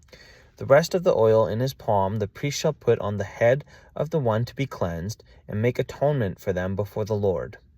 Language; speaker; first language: English; native; English